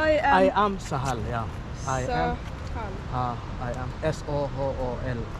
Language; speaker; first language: English; non-native, fluent; Somali